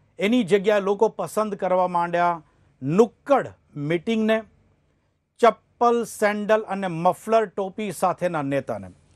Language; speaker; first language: Gujarati; native; Gujarati